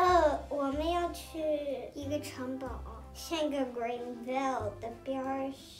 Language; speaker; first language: Chinese; early bilingual, heritage; Chinese